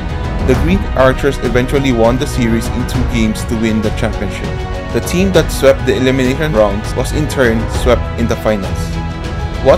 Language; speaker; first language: English; non-native, local second language; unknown